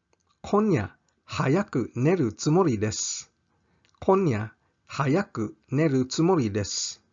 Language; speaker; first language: Japanese; non-native, fluent; English